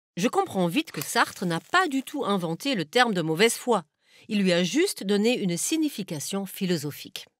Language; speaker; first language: French; non-native, fluent; German